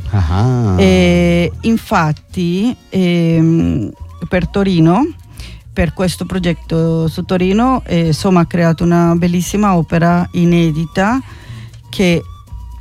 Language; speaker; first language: Italian; non-native, fluent; Spanish